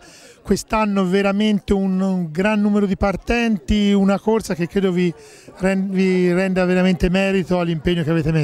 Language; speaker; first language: Italian; native; Italian